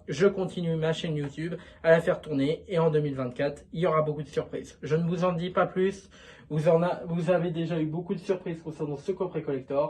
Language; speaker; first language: French; native; French